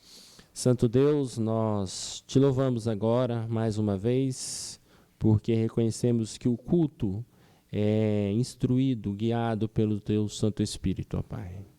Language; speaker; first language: Portuguese; native; Portuguese